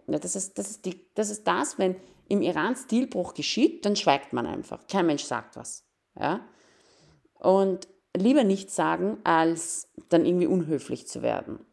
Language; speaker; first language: German; early bilingual, other home language; Persian